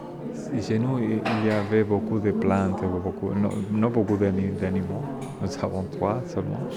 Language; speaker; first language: French; non-native, learner; Spanish